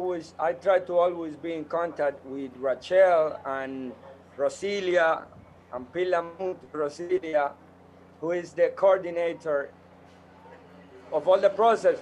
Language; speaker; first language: English; non-native, fluent; Spanish